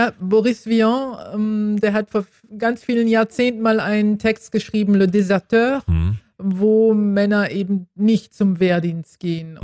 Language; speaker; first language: German; native; German